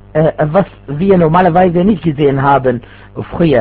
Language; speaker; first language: German; non-native, fluent; Arabic